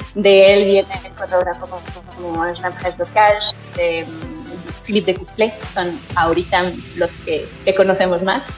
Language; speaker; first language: Spanish; non-native, fluent; French